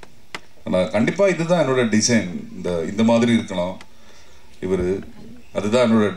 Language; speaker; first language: Tamil; non-native, learner; Malayalam